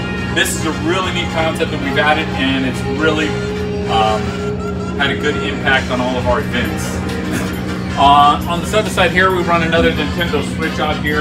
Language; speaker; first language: English; native; English